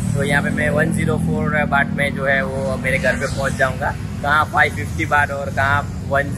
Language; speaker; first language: Hindi; non-native, local second language; Gujarati